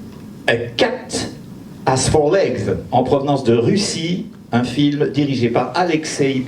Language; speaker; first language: French; native; French